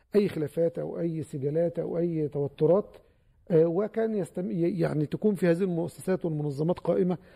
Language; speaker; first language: Arabic; native; Arabic